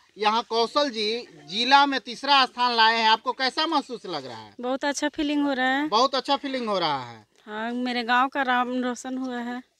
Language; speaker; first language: Hindi; native; Hindi